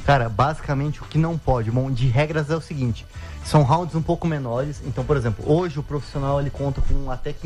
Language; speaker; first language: Portuguese; native; Portuguese